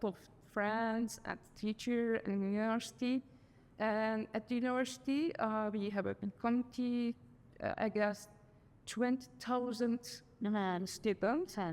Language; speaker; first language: English; non-native, learner; Turkish